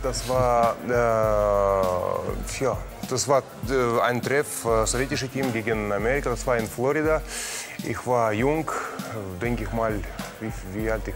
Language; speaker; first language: German; non-native, learner; Russian